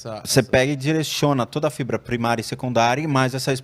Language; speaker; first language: Portuguese; native; Portuguese